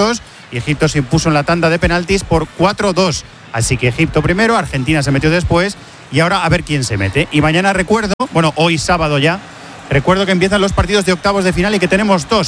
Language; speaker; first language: Spanish; native; Spanish